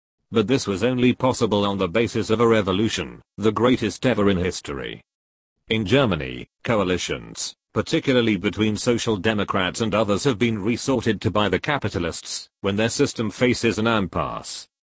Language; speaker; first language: English; native; English